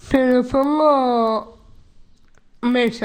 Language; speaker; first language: Spanish; non-native, local second language; Basque